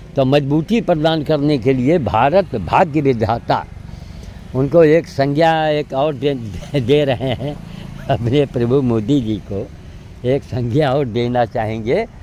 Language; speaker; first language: Hindi; native; Hindi